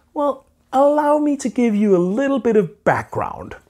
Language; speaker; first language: English; non-native, fluent; Danish